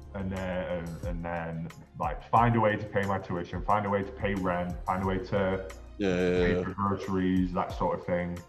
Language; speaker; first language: English; native; English